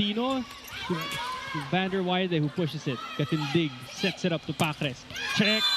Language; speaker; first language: English; non-native, local second language; Filipino